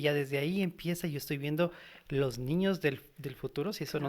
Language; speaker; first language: Spanish; native; Spanish